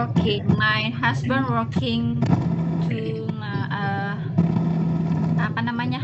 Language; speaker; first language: English; non-native, learner; Indonesian